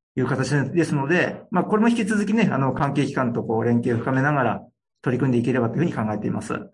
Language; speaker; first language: Japanese; native; Japanese